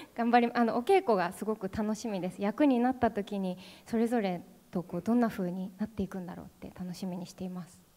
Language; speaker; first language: Japanese; native; Japanese